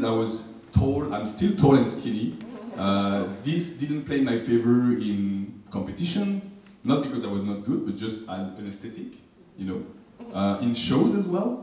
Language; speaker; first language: English; non-native, fluent; French